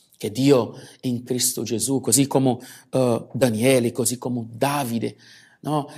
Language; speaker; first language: Italian; non-native, fluent; Portuguese